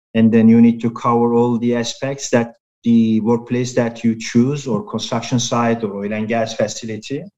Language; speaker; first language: English; non-native, fluent; Turkish